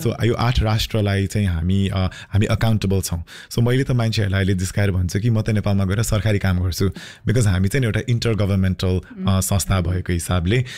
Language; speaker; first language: Nepali; early bilingual, heritage; Nepali